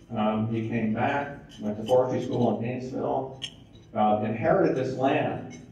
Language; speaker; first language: English; native; English